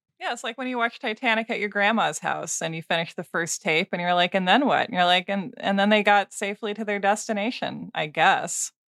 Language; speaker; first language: English; native; English